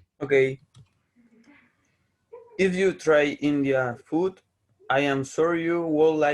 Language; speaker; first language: English; non-native, learner; Spanish